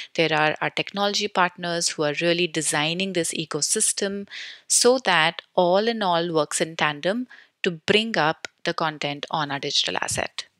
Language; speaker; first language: English; non-native, local second language; Hindi